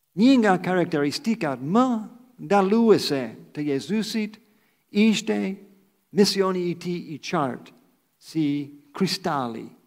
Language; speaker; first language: Albanian; non-native, fluent; English